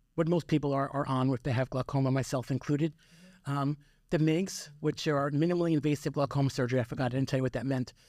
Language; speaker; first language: English; native; English